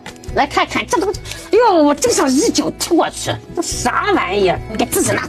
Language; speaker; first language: Chinese; native; Chinese